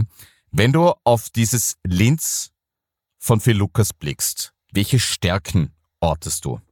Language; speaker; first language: German; native; German